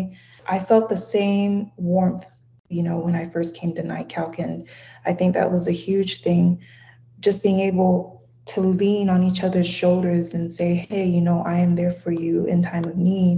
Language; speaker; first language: English; non-native, fluent; Samoan